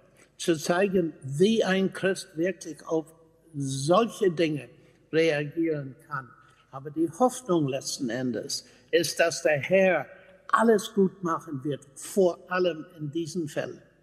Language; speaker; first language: German; non-native, fluent; English